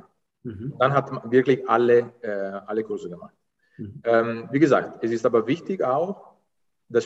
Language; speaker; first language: German; non-native, fluent; Italian